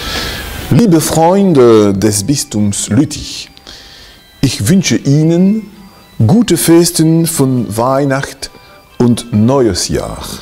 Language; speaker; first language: German; non-native, local second language; French